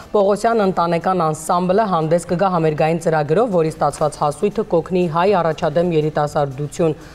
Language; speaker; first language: Armenian; native; Armenian